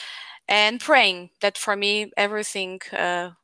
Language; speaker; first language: English; non-native, fluent; Portuguese